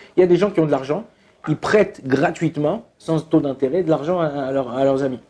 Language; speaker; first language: French; native; French